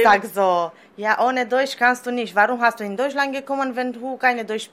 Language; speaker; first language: German; non-native, learner; Romanian